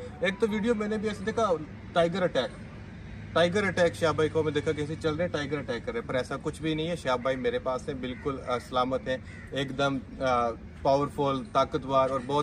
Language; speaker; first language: Hindi; native; Hindi